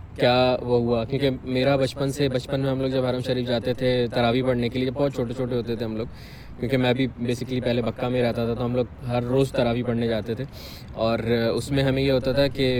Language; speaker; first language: Urdu; early bilingual, heritage; Urdu